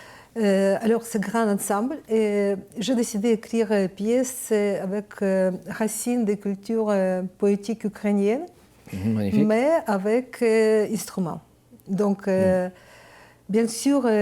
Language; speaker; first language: French; non-native, learner; Ukrainian